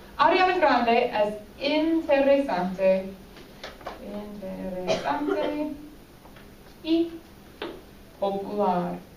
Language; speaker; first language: Spanish; non-native, fluent; English